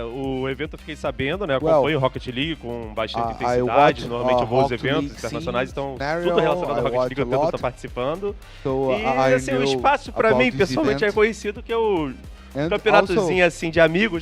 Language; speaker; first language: Portuguese; native; Portuguese